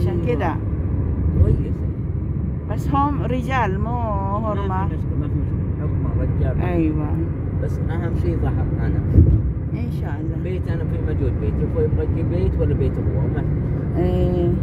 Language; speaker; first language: Arabic; non-native, learner; Filipino